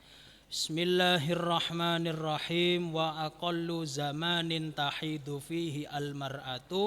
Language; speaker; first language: Arabic; non-native, fluent; Javanese